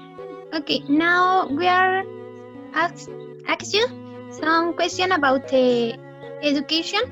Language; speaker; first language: English; non-native, learner; Spanish